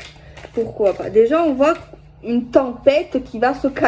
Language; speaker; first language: French; native; French